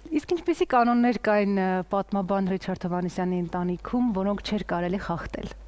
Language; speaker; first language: Armenian; native; Armenian